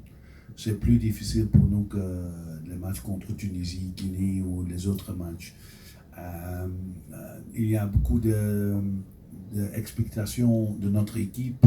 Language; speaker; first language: French; non-native, local second language; Dutch